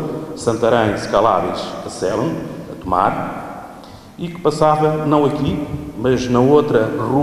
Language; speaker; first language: Portuguese; native; Portuguese